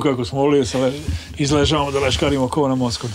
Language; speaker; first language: Bosnian; native; Bosnian